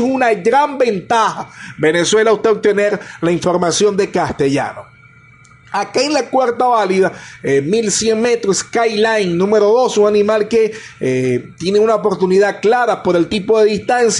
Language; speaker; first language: Spanish; native; Spanish